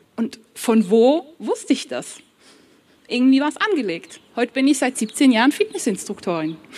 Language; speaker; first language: German; early bilingual, other home language; Polish